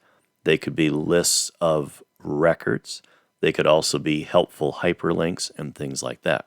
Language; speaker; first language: English; native; English